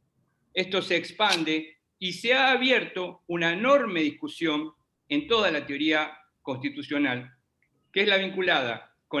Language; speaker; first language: Spanish; native; Spanish